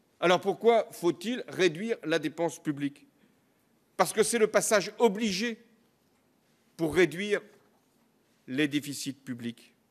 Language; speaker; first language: French; native; French